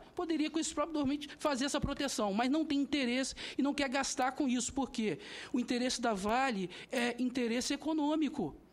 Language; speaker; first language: Portuguese; native; Portuguese